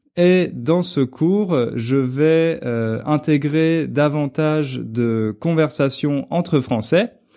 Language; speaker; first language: French; native; French